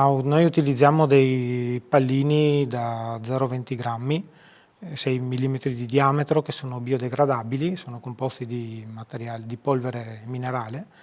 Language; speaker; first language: Italian; native; Italian